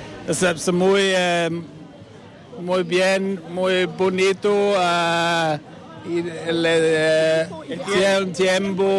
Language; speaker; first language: Spanish; non-native, learner; Danish